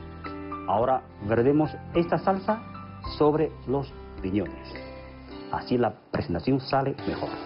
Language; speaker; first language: Spanish; non-native, fluent; Chinese